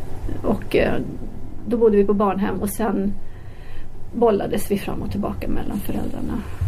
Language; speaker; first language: Swedish; early bilingual, other home language; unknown